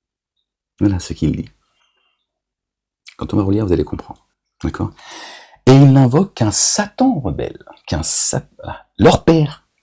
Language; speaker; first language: French; native; French